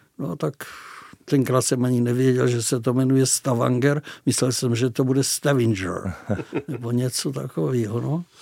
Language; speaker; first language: Czech; non-native, local second language; Slovak